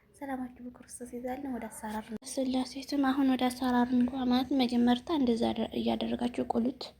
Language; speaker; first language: Amharic; non-native, local second language; Tigrinya